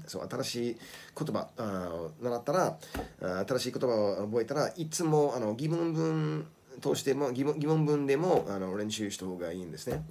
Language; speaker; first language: Japanese; non-native, fluent; English